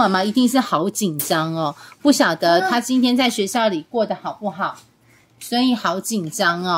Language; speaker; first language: Chinese; native; Chinese